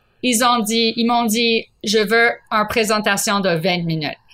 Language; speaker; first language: French; non-native, fluent; English